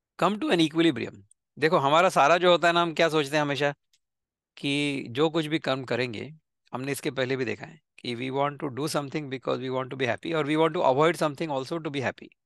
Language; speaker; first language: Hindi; non-native, local second language; Marathi